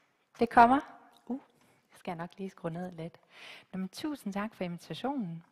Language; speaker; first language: Danish; native; Danish